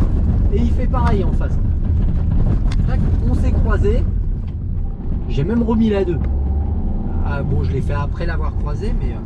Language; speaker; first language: French; native; French